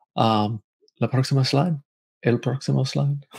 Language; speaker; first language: Spanish; non-native, fluent; English